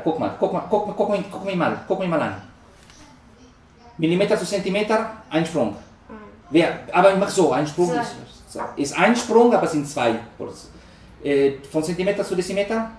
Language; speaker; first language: German; non-native, learner; Spanish